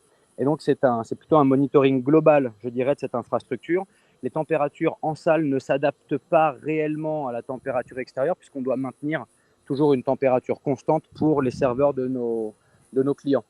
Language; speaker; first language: French; native; French